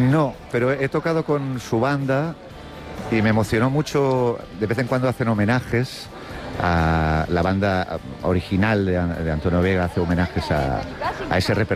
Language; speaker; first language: Spanish; native; Spanish